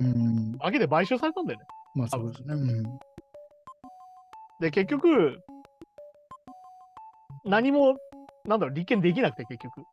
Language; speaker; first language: Japanese; native; Japanese